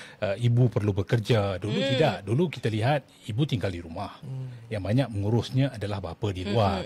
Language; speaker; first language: Malay; non-native, local second language; Tamil